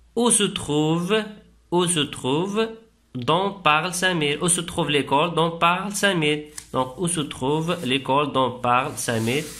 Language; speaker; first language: French; non-native, local second language; Arabic